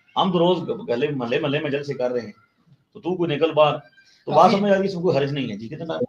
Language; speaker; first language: Urdu; non-native, local second language; Punjabi